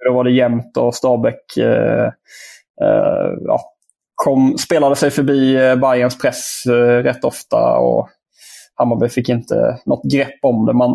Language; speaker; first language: Swedish; native; Swedish